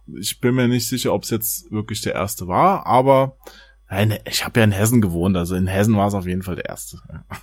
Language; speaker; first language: German; native; German